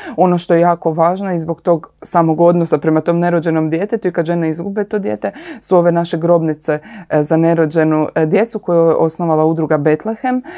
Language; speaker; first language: Croatian; native; Croatian